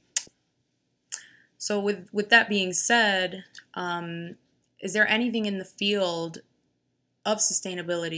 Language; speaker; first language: English; native; English